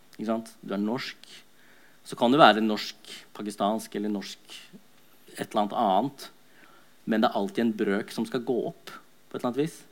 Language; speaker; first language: Norwegian; early bilingual, other home language; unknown